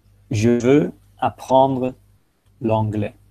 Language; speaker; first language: French; non-native, fluent; Dutch